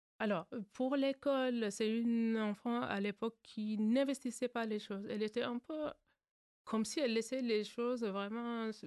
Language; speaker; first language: French; non-native, local second language; Wolof